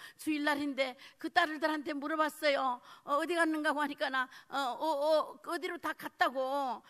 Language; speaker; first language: Korean; early bilingual, heritage; Korean